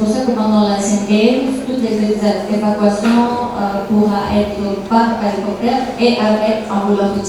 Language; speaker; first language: French; non-native, learner; Indonesian